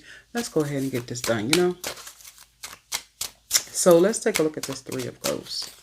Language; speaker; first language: English; native; English